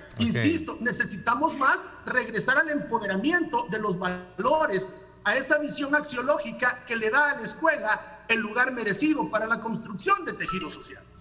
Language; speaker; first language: Spanish; native; Spanish